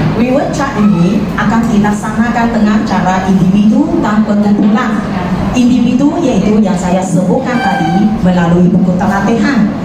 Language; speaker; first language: Malay; non-native, local second language; Chinese